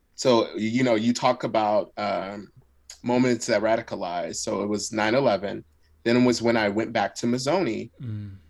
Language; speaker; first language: English; early bilingual, other home language; Arabic